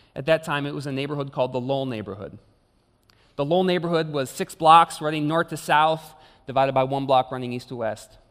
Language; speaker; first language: English; native; English